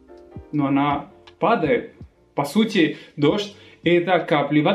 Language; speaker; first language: Russian; non-native, fluent; Spanish